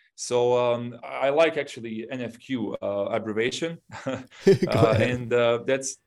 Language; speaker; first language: English; non-native, fluent; Bosnian